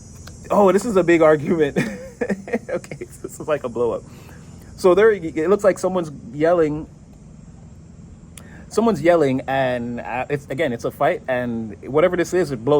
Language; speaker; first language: English; native; English